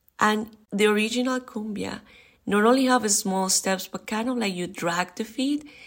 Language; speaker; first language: English; non-native, fluent; Spanish